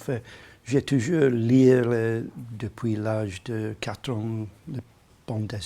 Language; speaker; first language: French; non-native, learner; English